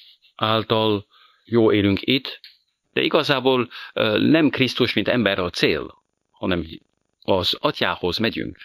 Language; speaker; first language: Hungarian; non-native, fluent; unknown